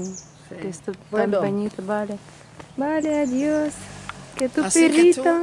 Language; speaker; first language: Spanish; non-native, learner; Russian